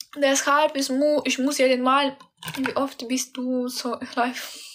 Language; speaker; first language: German; non-native, learner; Ukrainian